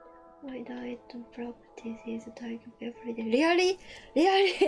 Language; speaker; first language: English; non-native, learner; Japanese